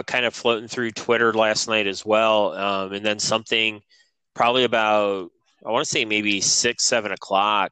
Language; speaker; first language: English; native; English